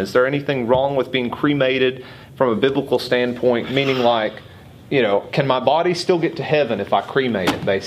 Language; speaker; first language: English; native; English